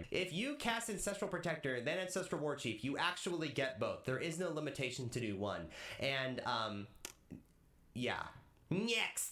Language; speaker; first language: English; native; English